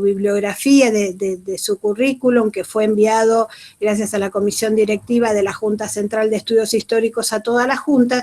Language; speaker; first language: Spanish; native; Spanish